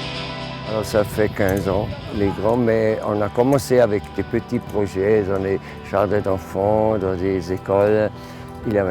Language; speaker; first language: French; non-native, fluent; German